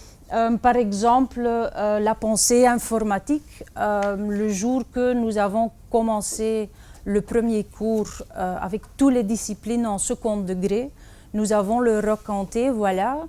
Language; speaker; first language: French; non-native, fluent; Dutch